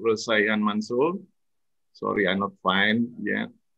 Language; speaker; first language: English; non-native, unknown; Indonesian